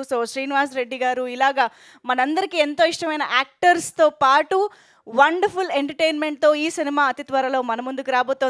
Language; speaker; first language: Telugu; native; Telugu